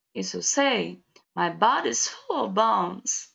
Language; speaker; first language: English; non-native, learner; Portuguese